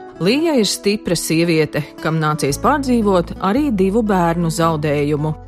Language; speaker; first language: Latvian; native; Latvian